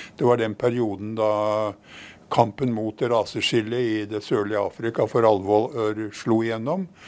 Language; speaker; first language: Norwegian; native; Norwegian